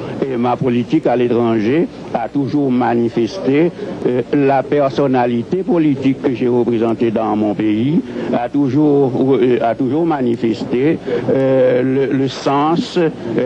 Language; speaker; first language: French; non-native, local second language; Haitian Creole